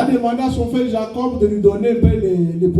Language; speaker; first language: French; non-native, local second language; Lingala